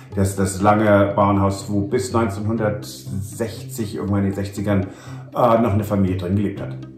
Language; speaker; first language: German; native; German